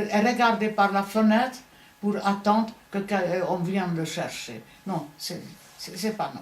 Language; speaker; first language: French; non-native, fluent; Hungarian